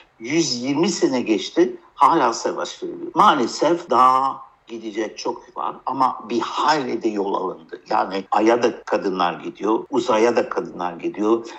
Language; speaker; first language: Turkish; early bilingual, heritage; Turkish